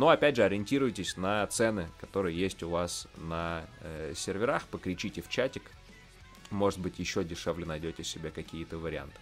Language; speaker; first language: Russian; native; Russian